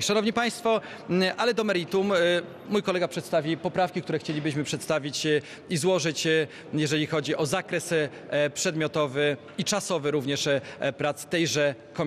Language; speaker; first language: Polish; native; Polish